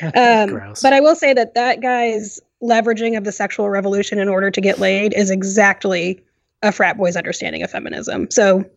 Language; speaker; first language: English; native; English